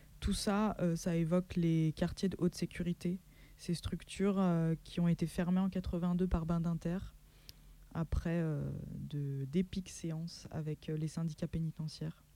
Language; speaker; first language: French; native; French